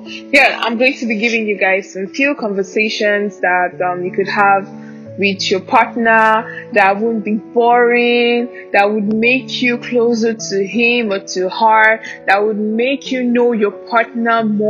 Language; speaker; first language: English; non-native, local second language; Igbo